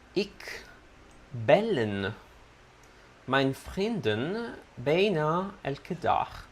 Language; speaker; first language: Dutch; non-native, learner; Italian